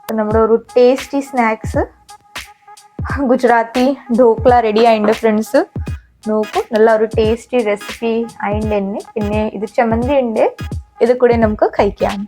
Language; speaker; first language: Malayalam; non-native, learner; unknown